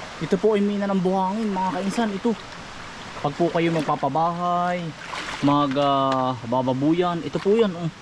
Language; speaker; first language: Filipino; native; Filipino